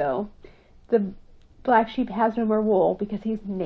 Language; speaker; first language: English; native; English